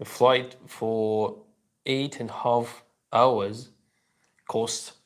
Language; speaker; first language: English; non-native, learner; Russian